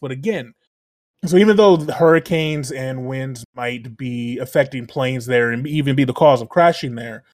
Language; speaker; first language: English; native; English